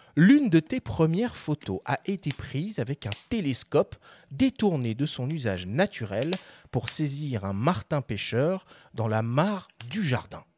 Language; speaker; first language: French; native; French